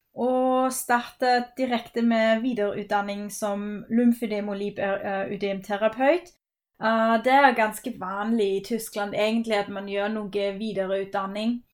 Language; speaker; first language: Norwegian; non-native, fluent; German